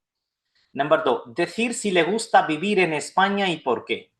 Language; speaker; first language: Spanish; non-native, fluent; Urdu